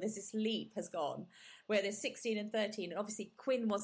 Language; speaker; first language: English; non-native, local second language; Gujarati